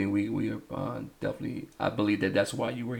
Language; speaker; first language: English; native; English